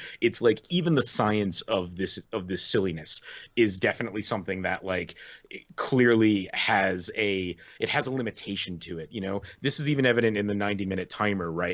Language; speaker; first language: English; native; English